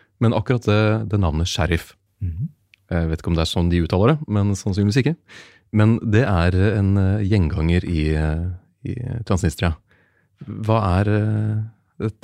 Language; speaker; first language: Norwegian; native; Norwegian